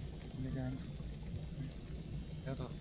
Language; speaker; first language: German; native; German